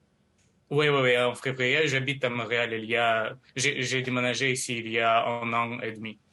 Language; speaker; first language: French; non-native, learner; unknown